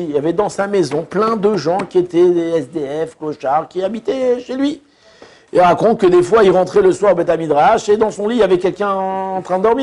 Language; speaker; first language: French; native; French